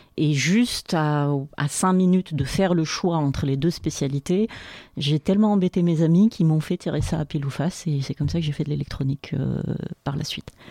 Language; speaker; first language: French; non-native, local second language; Arabic